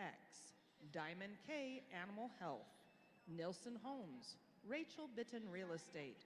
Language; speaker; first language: English; native; English